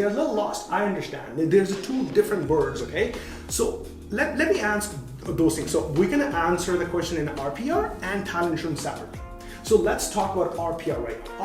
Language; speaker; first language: English; non-native, fluent; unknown